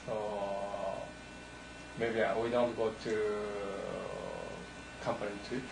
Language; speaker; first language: English; non-native, learner; Japanese